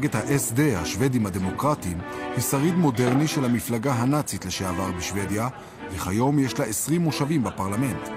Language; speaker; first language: Hebrew; native; Hebrew